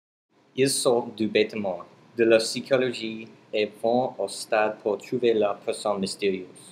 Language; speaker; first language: French; non-native, learner; English